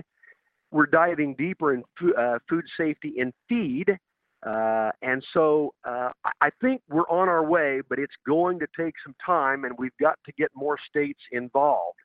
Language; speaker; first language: English; native; English